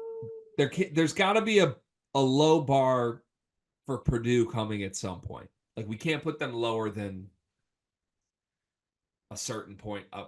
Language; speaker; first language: English; native; English